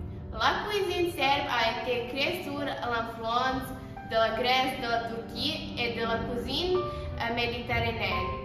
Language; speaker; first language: French; non-native, learner; Serbian